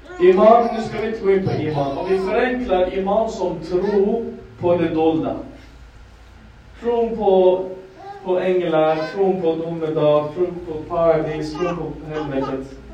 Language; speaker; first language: Swedish; non-native, fluent; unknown